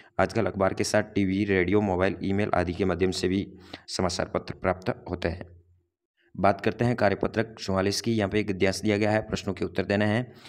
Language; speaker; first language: Hindi; native; Hindi